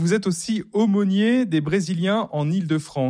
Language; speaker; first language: French; native; French